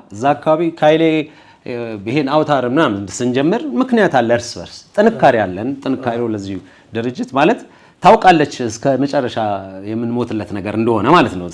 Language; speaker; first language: Amharic; native; Amharic